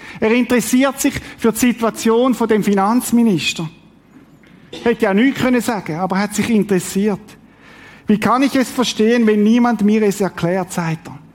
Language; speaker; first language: German; native; German